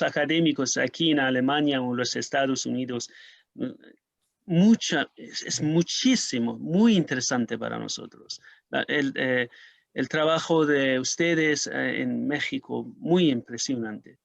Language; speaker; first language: Spanish; non-native, learner; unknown